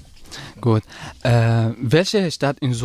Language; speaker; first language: German; non-native, learner; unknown